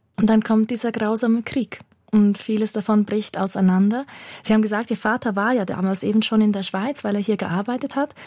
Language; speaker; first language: German; native; German